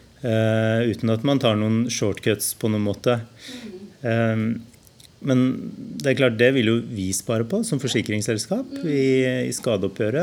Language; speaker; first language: Norwegian; native; Norwegian